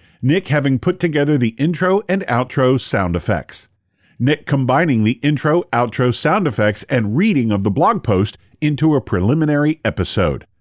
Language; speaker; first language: English; native; English